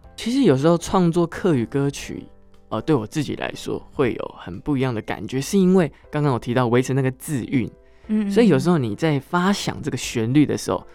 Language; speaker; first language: Chinese; non-native, local second language; Hakka Chinese